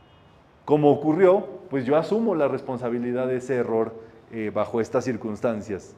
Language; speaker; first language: Spanish; native; Spanish